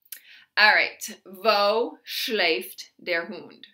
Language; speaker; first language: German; non-native, fluent; English